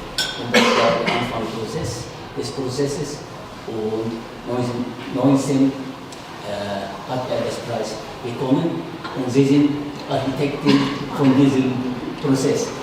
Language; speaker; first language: German; non-native, fluent; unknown